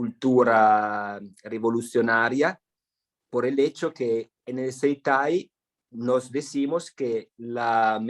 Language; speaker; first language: Spanish; non-native, fluent; Italian